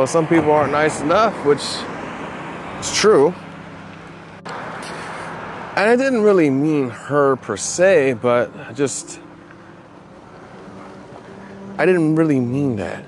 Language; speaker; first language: English; native; English